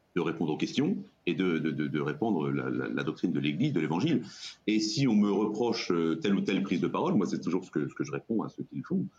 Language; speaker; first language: French; native; French